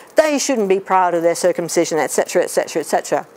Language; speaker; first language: English; native; English